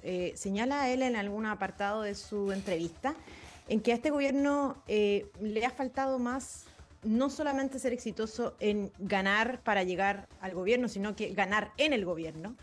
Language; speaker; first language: Spanish; native; Spanish